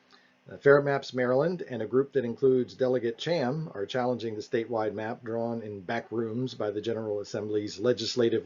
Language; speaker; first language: English; native; English